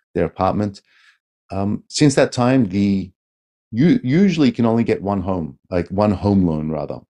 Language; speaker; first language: English; native; English